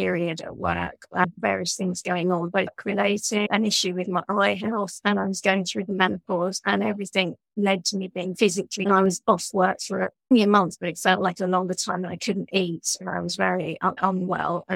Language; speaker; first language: English; native; English